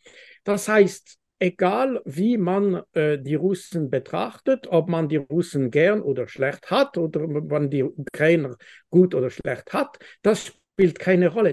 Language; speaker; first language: German; non-native, fluent; French